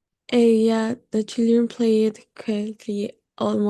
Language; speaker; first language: English; non-native, learner; Spanish